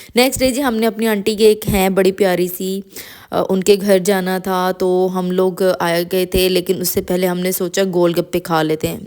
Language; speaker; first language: Urdu; native; Urdu